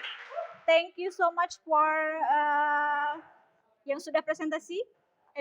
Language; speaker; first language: English; non-native, learner; Indonesian